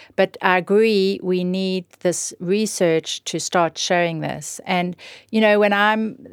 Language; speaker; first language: English; native; English